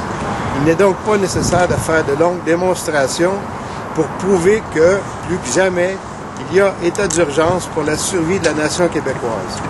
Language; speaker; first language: French; native; French